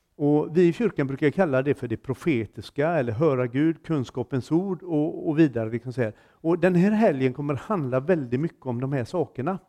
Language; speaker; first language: Swedish; native; Swedish